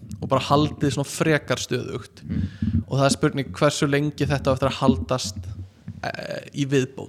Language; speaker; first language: Icelandic; native; Icelandic